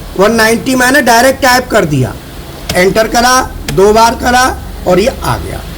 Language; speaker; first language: Hindi; native; Hindi